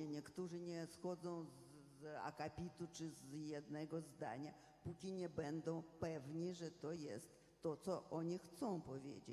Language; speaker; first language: Polish; non-native, fluent; Russian